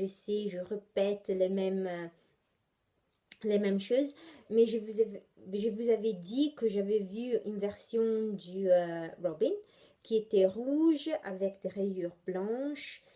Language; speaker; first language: French; non-native, fluent; Italian